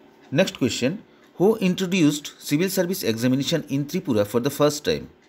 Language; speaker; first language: English; non-native, local second language; Bangla